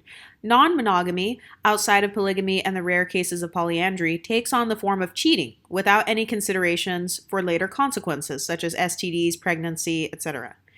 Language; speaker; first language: English; native; English